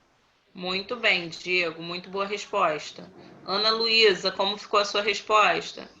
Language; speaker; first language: Portuguese; native; Portuguese